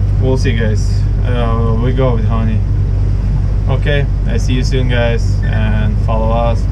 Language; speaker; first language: English; non-native, learner; Ukrainian